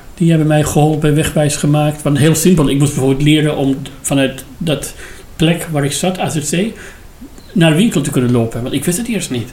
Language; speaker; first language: Dutch; non-native, fluent; Persian